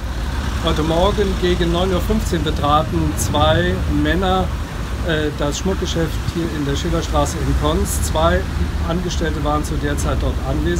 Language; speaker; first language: German; native; German